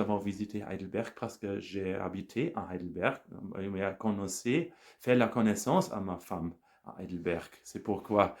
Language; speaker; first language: French; non-native, learner; German